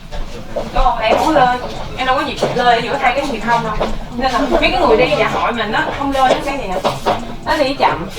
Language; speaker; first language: Vietnamese; native; Vietnamese